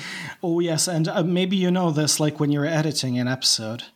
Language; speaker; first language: English; non-native, fluent; Bosnian